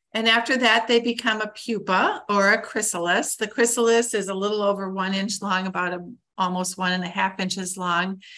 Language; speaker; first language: English; native; English